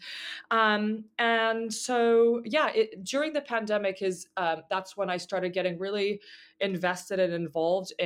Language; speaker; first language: English; native; English